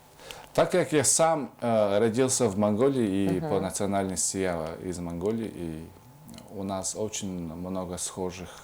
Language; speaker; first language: Russian; non-native, fluent; Mongolian